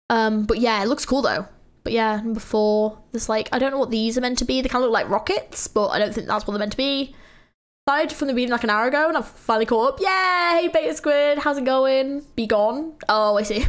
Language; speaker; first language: English; native; English